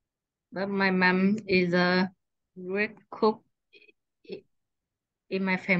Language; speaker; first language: English; non-native, learner; Vietnamese